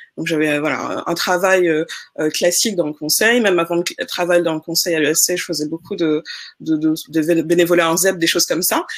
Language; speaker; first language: French; non-native, local second language; Wolof